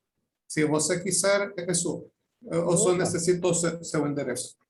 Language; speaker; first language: Portuguese; non-native, fluent; Spanish